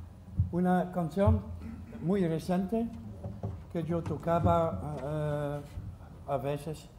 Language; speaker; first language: Spanish; non-native, learner; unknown